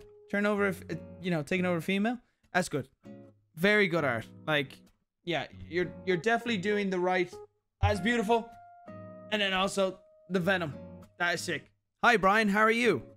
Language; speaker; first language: English; native; English